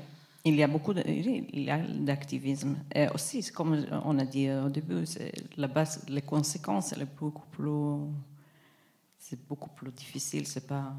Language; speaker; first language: French; non-native, fluent; Hebrew